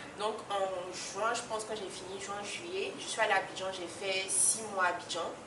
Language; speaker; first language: French; native; French